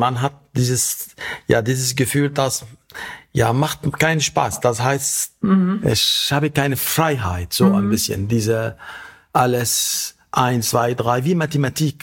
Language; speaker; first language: German; non-native, learner; Arabic